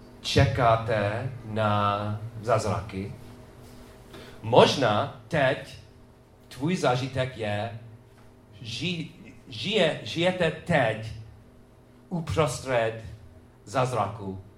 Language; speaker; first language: Czech; non-native, fluent; English